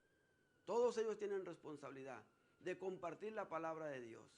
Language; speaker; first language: Spanish; native; Spanish